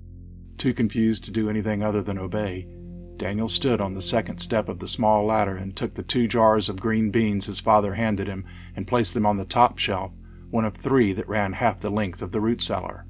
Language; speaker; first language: English; native; English